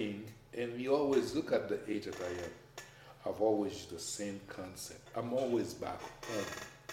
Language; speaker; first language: English; non-native, fluent; Haitian Creole